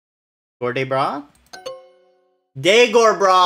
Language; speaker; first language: Norwegian; non-native, learner; English